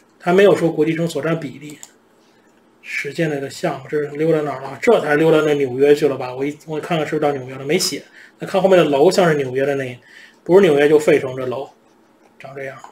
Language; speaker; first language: Chinese; native; Chinese